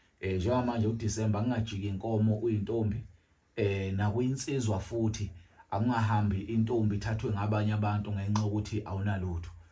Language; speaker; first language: Zulu; native; Zulu